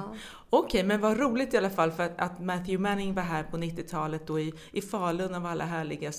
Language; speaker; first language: Swedish; native; Swedish